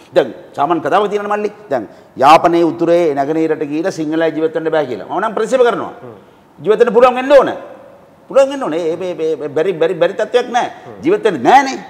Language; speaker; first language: Sinhala; non-native, local second language; Tamil